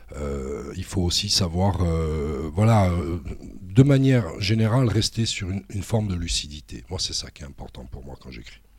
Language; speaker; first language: French; native; French